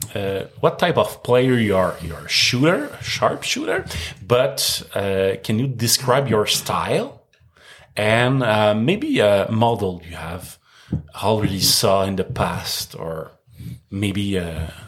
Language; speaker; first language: English; non-native, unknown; French